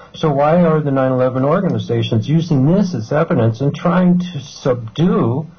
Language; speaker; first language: English; native; English